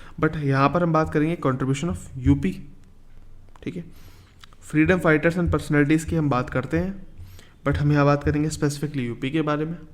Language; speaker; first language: Hindi; native; Hindi